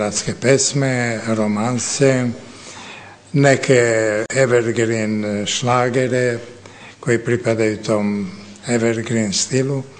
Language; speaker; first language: Serbian; native; Serbian